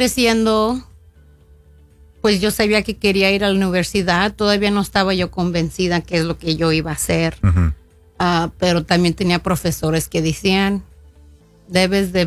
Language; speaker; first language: Spanish; early bilingual, heritage; Spanish